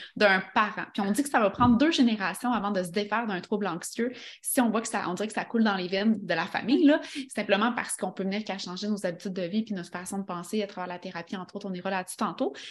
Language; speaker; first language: French; native; French